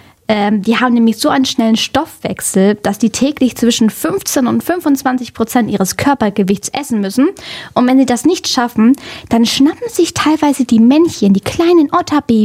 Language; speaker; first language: German; native; German